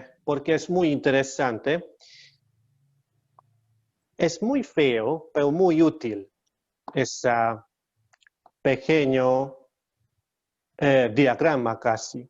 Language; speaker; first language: Spanish; non-native, learner; Hungarian